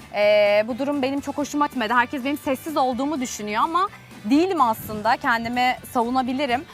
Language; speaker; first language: Turkish; native; Turkish